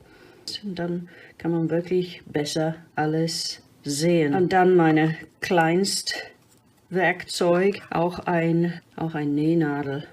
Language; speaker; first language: German; non-native, fluent; English